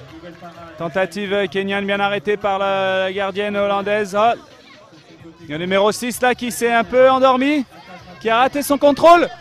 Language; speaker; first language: French; native; French